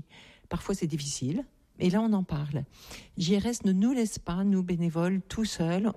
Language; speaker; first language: French; native; French